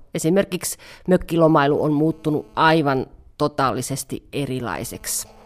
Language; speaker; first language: Finnish; native; Finnish